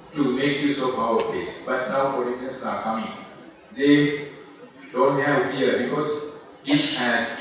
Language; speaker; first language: English; non-native, local second language; Sinhala